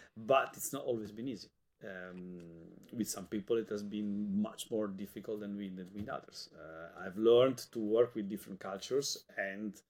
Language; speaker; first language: English; non-native, fluent; Italian